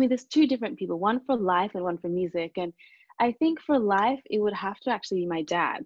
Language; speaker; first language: English; early bilingual, other home language; Japanese